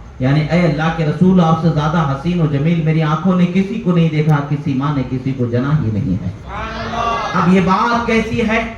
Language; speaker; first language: Urdu; native; Urdu